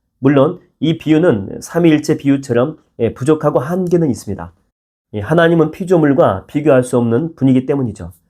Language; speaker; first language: Korean; native; Korean